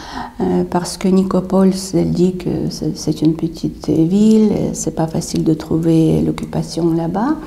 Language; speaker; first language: French; non-native, fluent; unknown